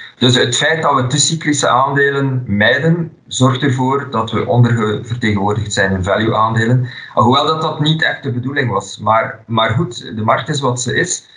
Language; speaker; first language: Dutch; native; Dutch